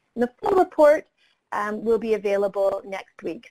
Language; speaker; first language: English; native; English